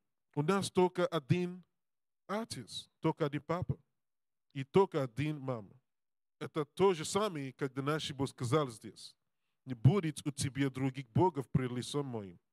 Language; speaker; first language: Russian; non-native, learner; English